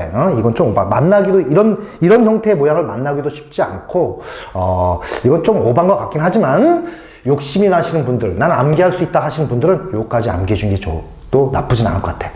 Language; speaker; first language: Korean; native; Korean